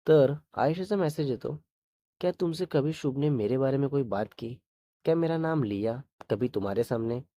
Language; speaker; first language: Hindi; non-native, local second language; Marathi